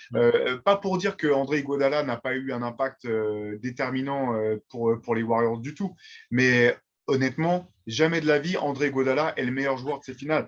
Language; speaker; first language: French; native; French